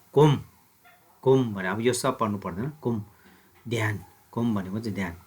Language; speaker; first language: Nepali; non-native, local second language; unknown